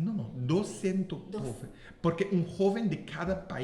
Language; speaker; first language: Spanish; non-native, learner; English